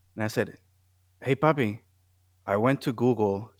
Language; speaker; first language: English; non-native, fluent; Spanish